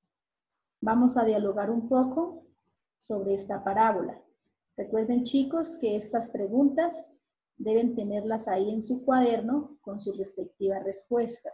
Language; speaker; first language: Spanish; native; Spanish